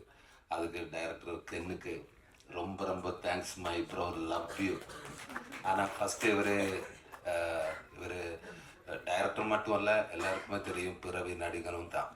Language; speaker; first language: Tamil; non-native, learner; Malayalam